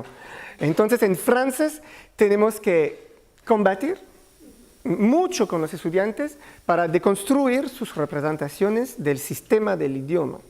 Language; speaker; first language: Spanish; non-native, learner; French